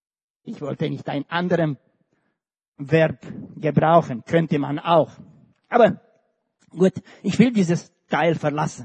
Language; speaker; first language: German; non-native, fluent; Romanian